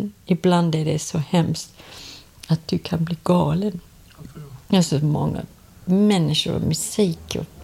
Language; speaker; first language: Swedish; non-native, fluent; English